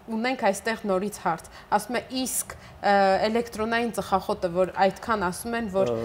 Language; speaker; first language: Armenian; native; Armenian